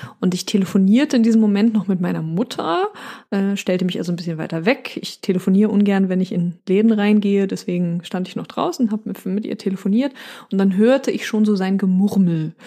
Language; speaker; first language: German; native; German